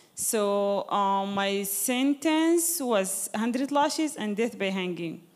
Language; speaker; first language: English; non-native, fluent; Arabic